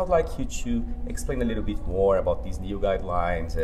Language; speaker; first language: English; non-native, fluent; Portuguese